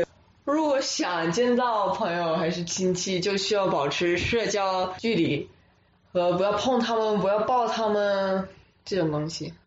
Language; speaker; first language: Chinese; early bilingual, other home language; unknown